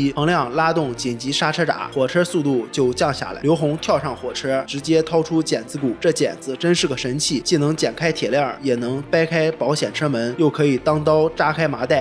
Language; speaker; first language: Chinese; native; Chinese